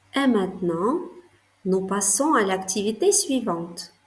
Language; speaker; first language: French; non-native, fluent; Ukrainian